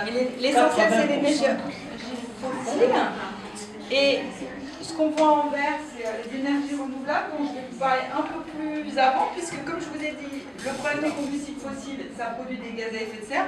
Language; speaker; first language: French; native; French